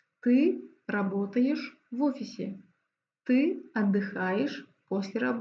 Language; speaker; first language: Russian; non-native, fluent; Azerbaijani